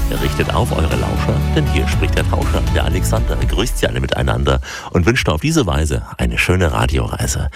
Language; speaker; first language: German; native; German